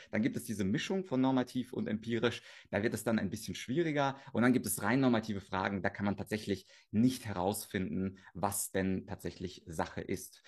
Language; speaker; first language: German; early bilingual, other home language; Russian